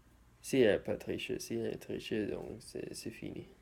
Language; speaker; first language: French; non-native, learner; English